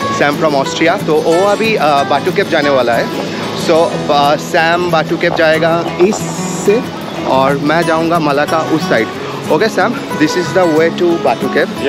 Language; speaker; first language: Hindi; native; Hindi